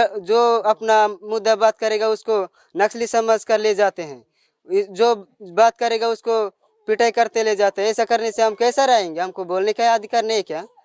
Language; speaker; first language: Hindi; non-native, local second language; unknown